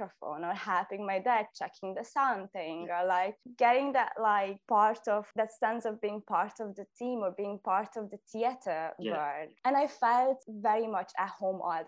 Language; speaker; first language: English; non-native, fluent; Hungarian